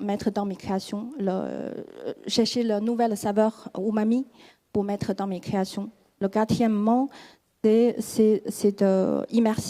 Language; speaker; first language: French; non-native, fluent; Chinese